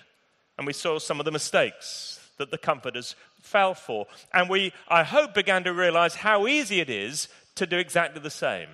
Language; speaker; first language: English; native; English